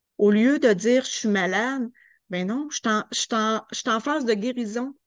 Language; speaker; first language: French; native; French